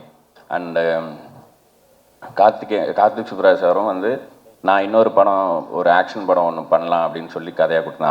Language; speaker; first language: Tamil; native; Tamil